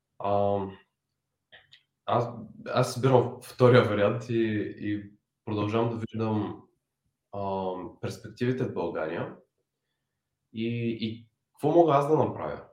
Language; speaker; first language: Bulgarian; native; Bulgarian